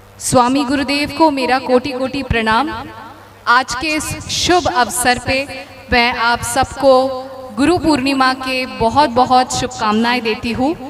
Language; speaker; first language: Hindi; non-native, local second language; Bangla